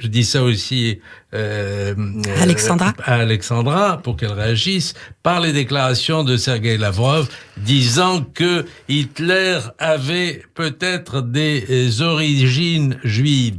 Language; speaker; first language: French; native; French